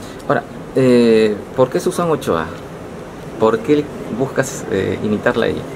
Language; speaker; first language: Spanish; native; Spanish